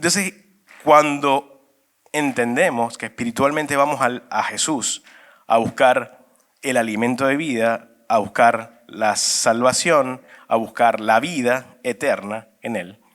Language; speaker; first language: Spanish; native; Spanish